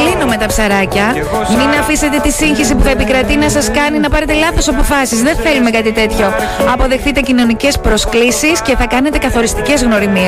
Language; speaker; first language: Greek; native; Greek